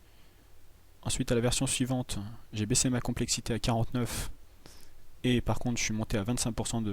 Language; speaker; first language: French; native; French